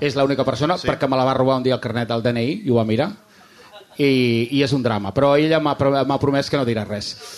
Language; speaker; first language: Catalan; non-native, fluent; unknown